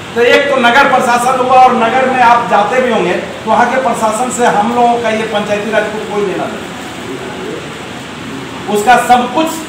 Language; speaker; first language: Hindi; native; Hindi